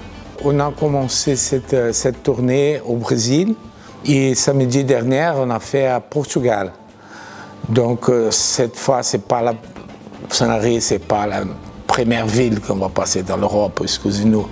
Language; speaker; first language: French; non-native, fluent; Portuguese